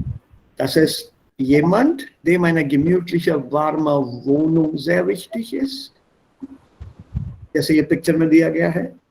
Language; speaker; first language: German; non-native, fluent; Hindi